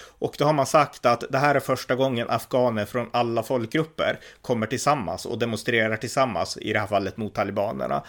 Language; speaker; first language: Swedish; native; Swedish